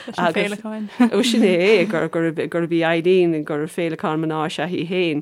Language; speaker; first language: Irish; native; Irish